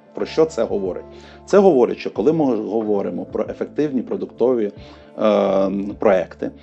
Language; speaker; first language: Ukrainian; non-native, local second language; Russian